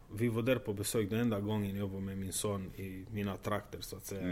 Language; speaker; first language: Swedish; non-native, fluent; Romanian